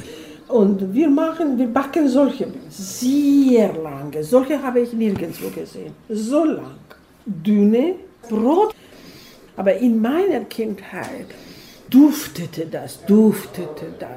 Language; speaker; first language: German; non-native, fluent; Georgian